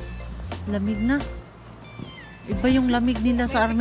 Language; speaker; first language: Filipino; native; Filipino